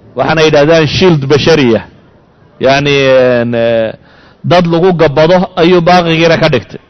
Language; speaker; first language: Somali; native; Somali